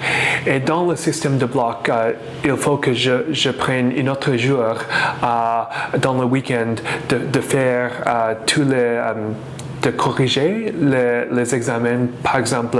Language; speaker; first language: French; non-native, fluent; English